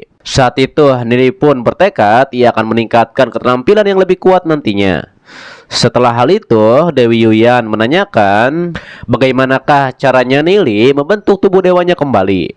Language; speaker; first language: Indonesian; native; Indonesian